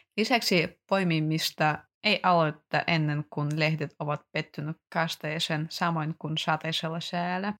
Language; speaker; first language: Finnish; non-native, fluent; Russian